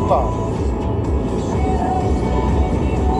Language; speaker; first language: Dutch; non-native, learner; Hungarian